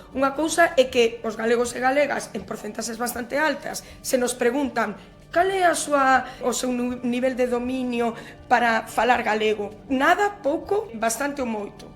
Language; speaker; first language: Galician; non-native, local second language; Spanish